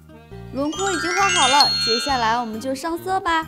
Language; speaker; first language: Chinese; native; Chinese